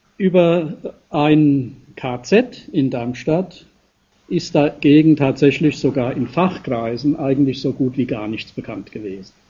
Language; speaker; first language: German; native; German